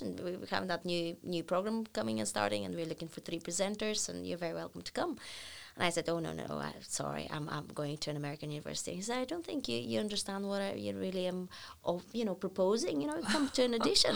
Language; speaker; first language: English; non-native, fluent; Bulgarian